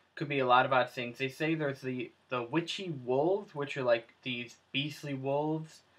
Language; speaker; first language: English; native; English